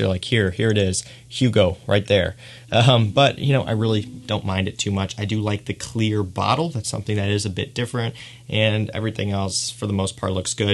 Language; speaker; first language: English; native; English